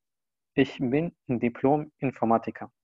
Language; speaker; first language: German; non-native, fluent; Spanish